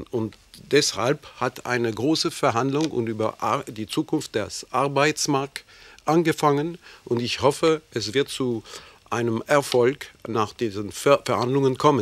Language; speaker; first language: German; non-native, fluent; French